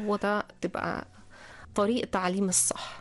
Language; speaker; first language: Arabic; non-native, fluent; Russian